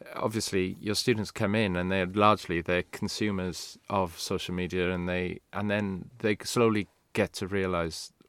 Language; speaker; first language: English; non-native, local second language; Welsh